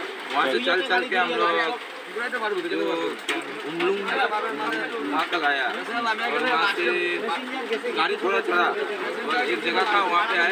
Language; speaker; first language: Hindi; non-native, local second language; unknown